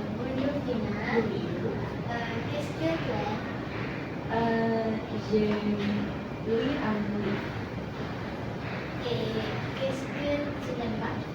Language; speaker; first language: French; non-native, learner; Indonesian